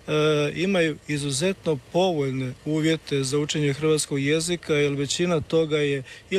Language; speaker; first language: Serbian; native; Serbian